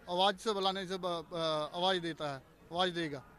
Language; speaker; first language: Hindi; native; Hindi